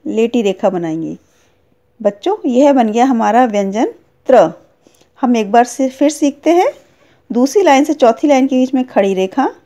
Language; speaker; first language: Hindi; native; Hindi